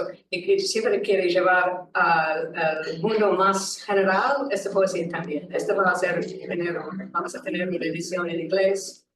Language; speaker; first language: Spanish; non-native, learner; English